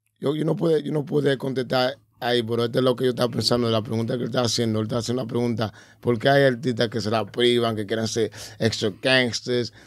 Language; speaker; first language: Spanish; early bilingual, heritage; Spanish